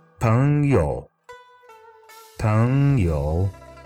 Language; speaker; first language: Chinese; non-native, fluent; Arabic